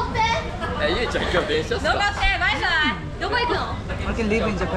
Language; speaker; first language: English; non-native, learner; Korean